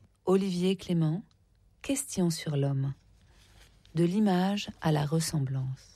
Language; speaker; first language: French; native; French